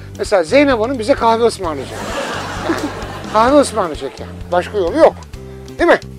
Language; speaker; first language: Turkish; native; Turkish